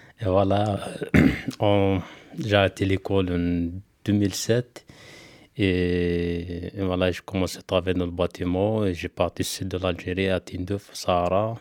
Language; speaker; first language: French; non-native, local second language; Kabyle